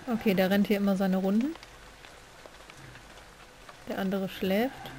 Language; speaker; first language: German; native; German